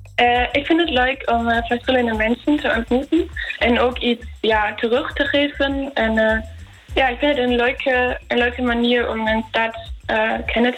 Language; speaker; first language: Dutch; non-native, fluent; German